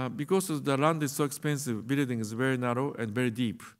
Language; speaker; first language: English; non-native, learner; Japanese